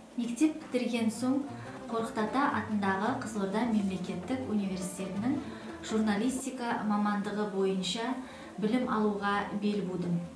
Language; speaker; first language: Kazakh; non-native, local second language; Russian